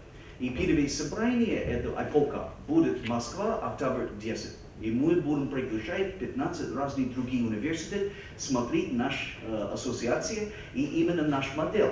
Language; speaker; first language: Russian; non-native, fluent; English